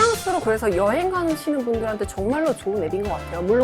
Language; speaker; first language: Korean; native; Korean